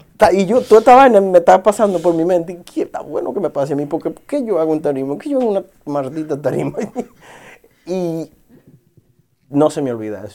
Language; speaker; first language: Spanish; early bilingual, heritage; Spanish